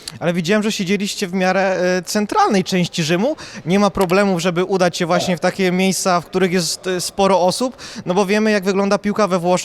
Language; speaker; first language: Polish; native; Polish